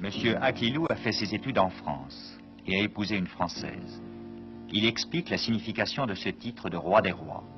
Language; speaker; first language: French; native; French